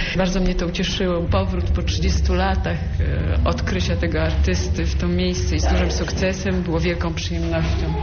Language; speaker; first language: Polish; early bilingual, heritage; Polish